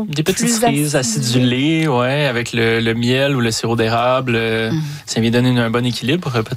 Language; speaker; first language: French; native; French